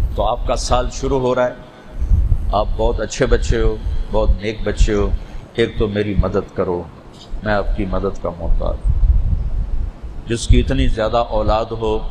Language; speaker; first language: Urdu; non-native, local second language; Punjabi